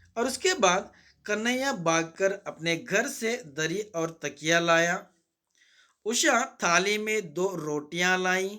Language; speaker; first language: Hindi; non-native, local second language; Kannada